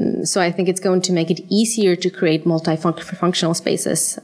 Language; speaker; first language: English; non-native, fluent; Swedish